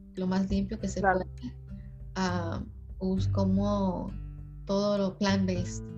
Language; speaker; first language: Spanish; early bilingual, heritage; Spanish